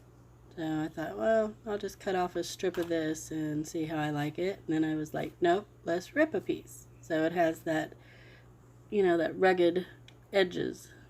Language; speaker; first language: English; native; English